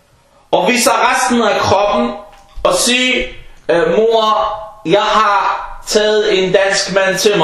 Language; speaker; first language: Danish; early bilingual, other home language; Arabic